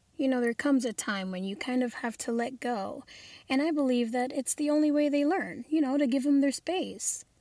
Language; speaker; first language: English; early bilingual, other home language; Spanish